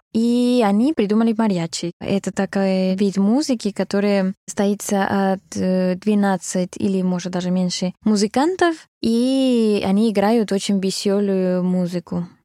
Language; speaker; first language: Russian; non-native, fluent; Spanish